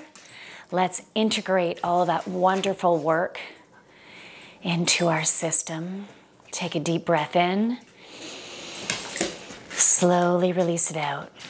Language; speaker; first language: English; native; English